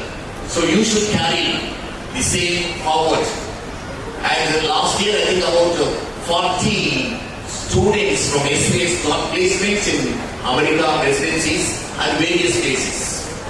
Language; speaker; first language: English; non-native, local second language; Telugu